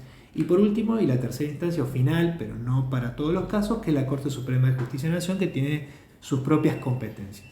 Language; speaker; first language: Spanish; native; Spanish